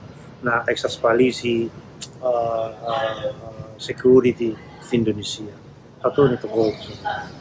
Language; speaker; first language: Greek; non-native, learner; Indonesian